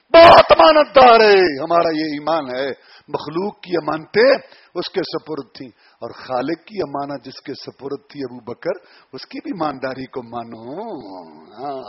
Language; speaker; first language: Urdu; non-native, local second language; Punjabi